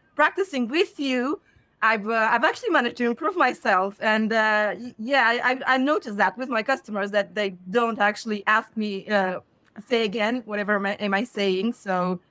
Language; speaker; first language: English; non-native, fluent; Romanian